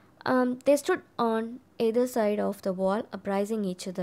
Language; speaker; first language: English; non-native, local second language; Tamil